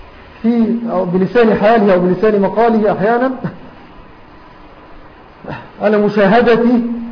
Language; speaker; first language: Arabic; native; Arabic